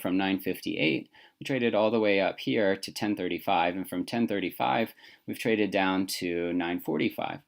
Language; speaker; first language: English; native; English